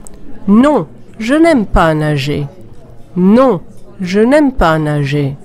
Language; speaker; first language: French; non-native, fluent; English